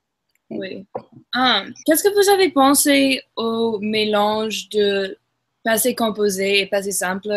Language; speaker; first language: French; non-native, learner; English